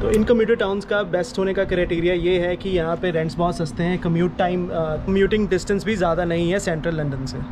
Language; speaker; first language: Hindi; native; Hindi